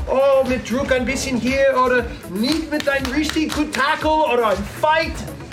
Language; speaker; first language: German; non-native, learner; English